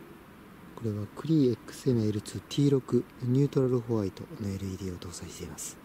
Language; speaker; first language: Japanese; native; Japanese